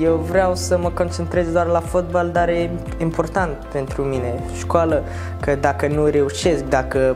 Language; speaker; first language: Romanian; non-native, learner; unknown